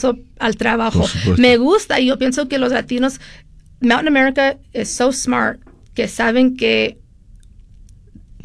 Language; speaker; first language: Spanish; early bilingual, heritage; Spanish